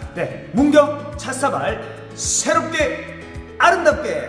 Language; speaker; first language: Korean; native; Korean